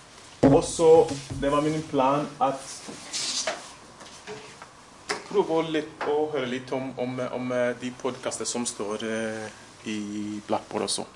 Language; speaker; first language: Norwegian; non-native, fluent; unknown